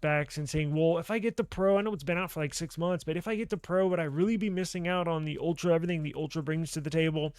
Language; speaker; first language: English; native; English